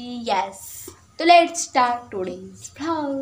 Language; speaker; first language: Hindi; non-native, local second language; Odia